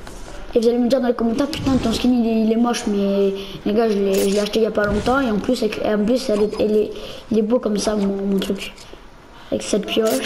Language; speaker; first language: French; native; French